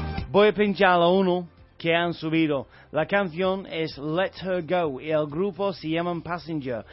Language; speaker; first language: Spanish; non-native, fluent; English